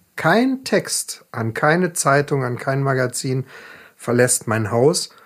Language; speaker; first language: German; native; German